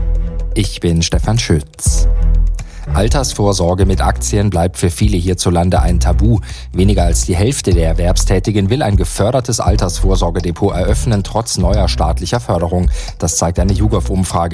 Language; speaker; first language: German; native; German